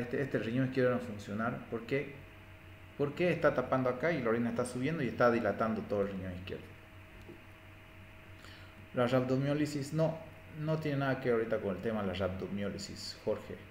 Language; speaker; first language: Spanish; native; Spanish